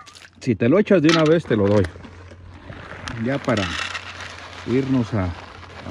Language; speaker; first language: Spanish; native; Spanish